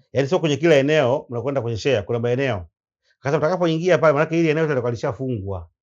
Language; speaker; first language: Swahili; native; Swahili